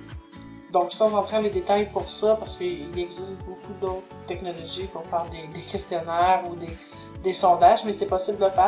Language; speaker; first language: French; native; French